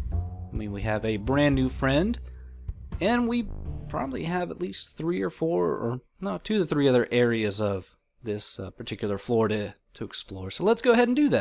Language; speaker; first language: English; native; English